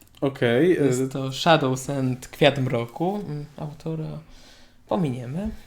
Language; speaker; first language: Polish; native; Polish